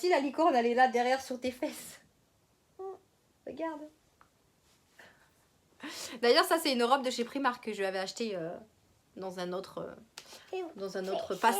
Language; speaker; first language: French; native; French